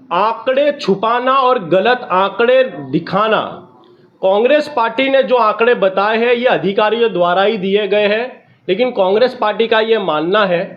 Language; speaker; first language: Hindi; non-native, local second language; Gujarati